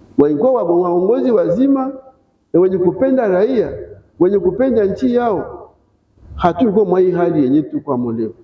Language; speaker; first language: Swahili; non-native, local second language; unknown